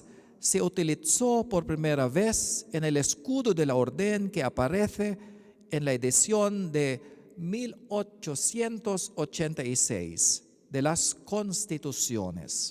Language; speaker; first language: Spanish; non-native, learner; Filipino